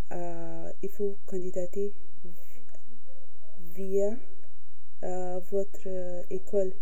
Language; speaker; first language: French; non-native, fluent; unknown